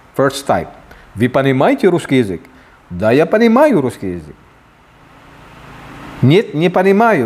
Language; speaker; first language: Russian; non-native, fluent; Filipino